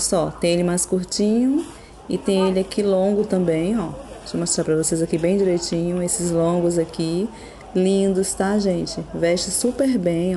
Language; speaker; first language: Portuguese; native; Portuguese